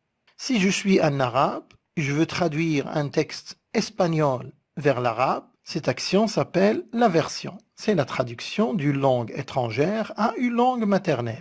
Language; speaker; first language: French; non-native, local second language; Arabic